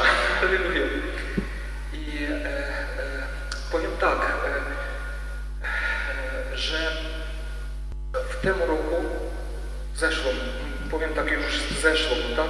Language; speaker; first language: Polish; non-native, learner; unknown